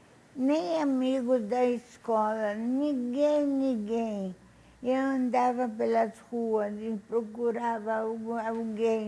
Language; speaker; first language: Portuguese; non-native, fluent; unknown